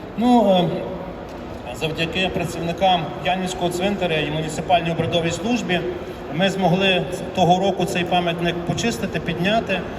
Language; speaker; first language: Ukrainian; native; Ukrainian